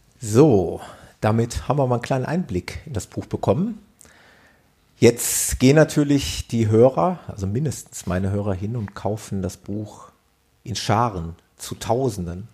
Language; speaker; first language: German; native; German